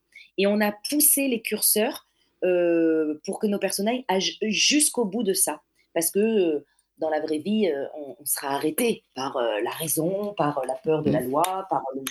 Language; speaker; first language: French; native; French